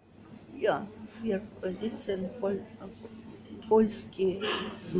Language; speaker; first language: German; non-native, learner; Russian